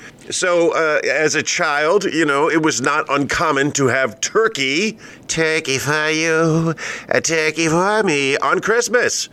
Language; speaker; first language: English; native; English